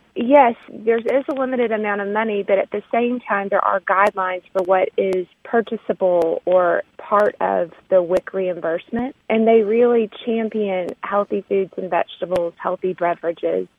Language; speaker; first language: English; native; English